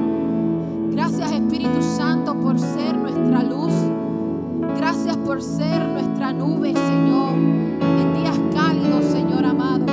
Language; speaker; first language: Spanish; native; Spanish